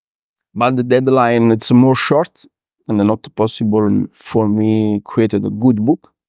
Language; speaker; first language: English; non-native, learner; Italian